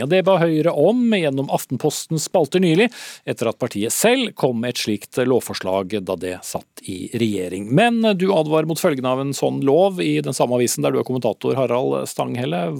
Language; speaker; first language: Norwegian; native; Norwegian